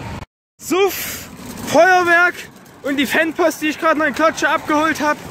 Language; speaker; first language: German; native; German